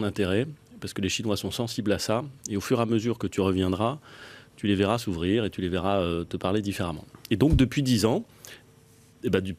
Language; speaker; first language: French; native; French